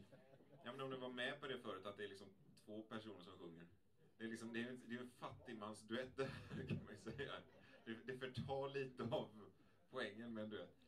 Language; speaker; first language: Swedish; native; Swedish